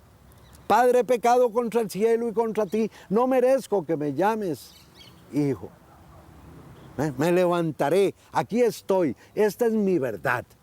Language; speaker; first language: Spanish; native; Spanish